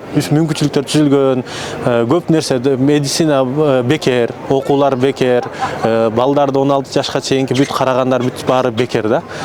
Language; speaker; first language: Kyrgyz; native; Kyrgyz